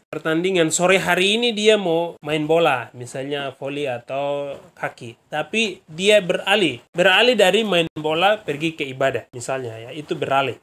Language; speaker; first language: Indonesian; native; Indonesian